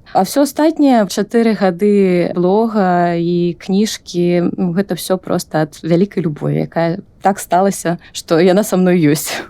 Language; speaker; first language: Belarusian; non-native, local second language; Russian